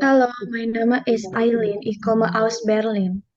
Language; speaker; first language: German; non-native, learner; Indonesian